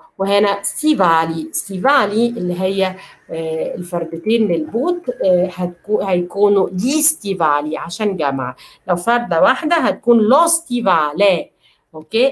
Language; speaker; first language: Arabic; native; Arabic